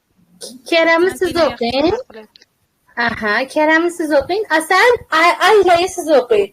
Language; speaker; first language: Turkish; non-native, fluent; Uzbek